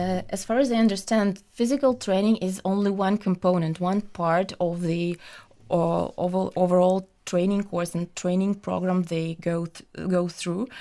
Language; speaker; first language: English; non-native, fluent; Ukrainian